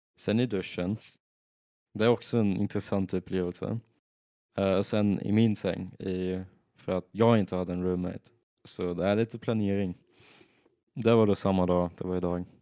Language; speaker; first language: Swedish; native; Swedish